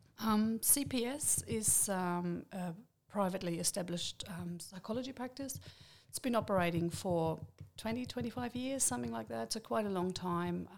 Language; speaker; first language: English; non-native, fluent; German